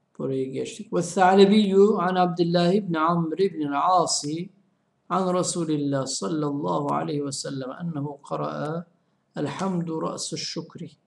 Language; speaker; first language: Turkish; native; Turkish